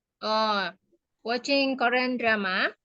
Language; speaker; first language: English; non-native, fluent; Indonesian